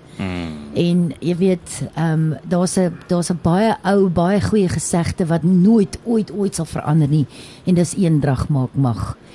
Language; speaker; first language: Afrikaans; native; Afrikaans